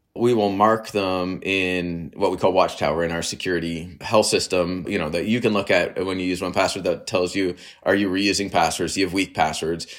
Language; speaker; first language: English; native; English